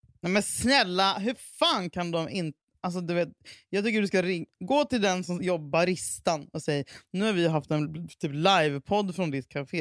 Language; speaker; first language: Swedish; native; Swedish